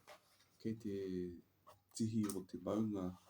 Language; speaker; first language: Māori; non-native, learner; English